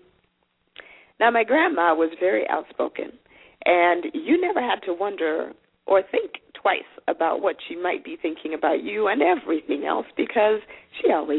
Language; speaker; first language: English; non-native, local second language; Shona